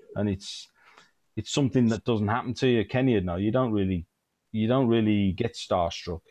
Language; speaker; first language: English; native; English